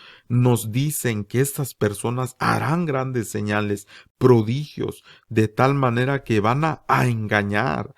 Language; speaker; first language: Spanish; native; Spanish